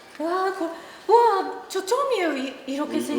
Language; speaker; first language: Korean; non-native, learner; Japanese